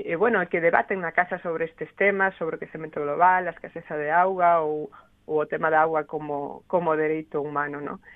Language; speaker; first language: Galician; non-native, local second language; Spanish